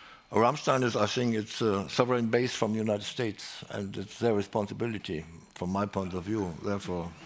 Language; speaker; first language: English; non-native, fluent; German